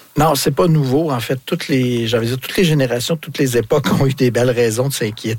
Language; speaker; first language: French; native; French